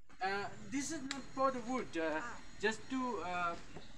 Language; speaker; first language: English; non-native, fluent; Sinhala